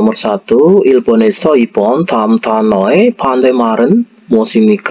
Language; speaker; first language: Korean; non-native, fluent; Indonesian